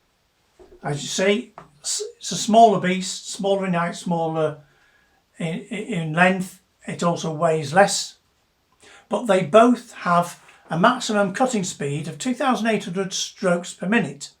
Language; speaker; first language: English; native; English